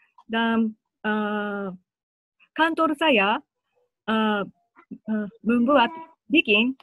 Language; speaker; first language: Indonesian; non-native, learner; Japanese